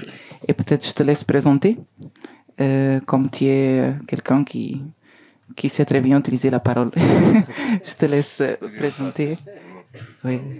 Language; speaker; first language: French; non-native, learner; Spanish